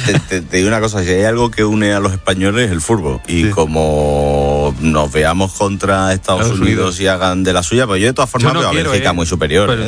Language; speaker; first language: Spanish; native; Spanish